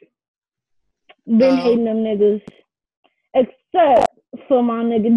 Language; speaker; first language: English; native; English